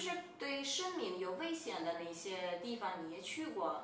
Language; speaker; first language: Chinese; non-native, fluent; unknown